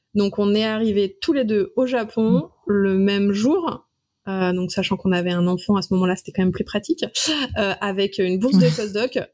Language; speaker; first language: French; native; French